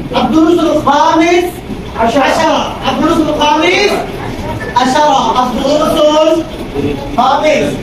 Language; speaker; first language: Arabic; non-native, fluent; Bangla